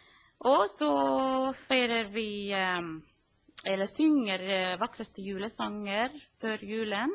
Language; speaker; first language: Norwegian; non-native, fluent; Finnish